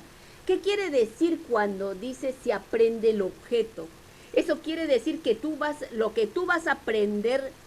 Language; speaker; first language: Spanish; native; Spanish